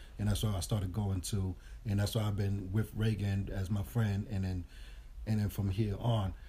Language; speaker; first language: English; early bilingual, other home language; Haitian Creole